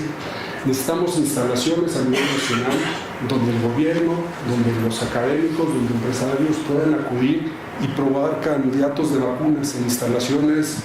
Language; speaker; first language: Spanish; native; Spanish